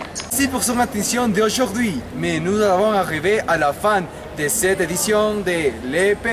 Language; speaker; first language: French; non-native, learner; Spanish